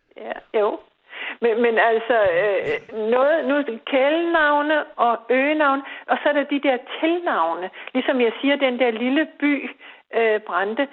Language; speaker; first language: Danish; native; Danish